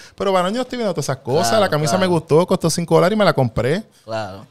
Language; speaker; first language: Spanish; native; Spanish